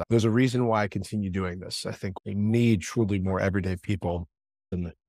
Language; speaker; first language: English; early bilingual, other home language; Spanish